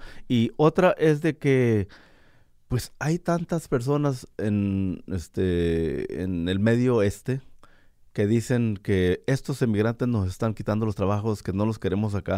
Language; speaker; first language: Spanish; native; Spanish